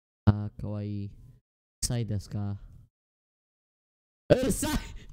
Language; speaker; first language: Japanese; non-native, learner; English